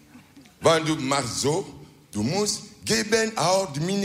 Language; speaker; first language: Dutch; non-native, learner; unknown